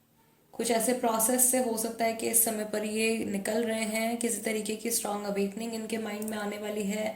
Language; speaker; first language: Hindi; native; Hindi